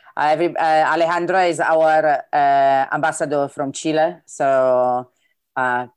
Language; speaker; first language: English; non-native, fluent; Italian